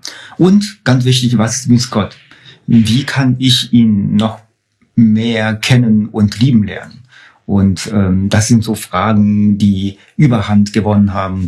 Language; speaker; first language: German; non-native, fluent; Chinese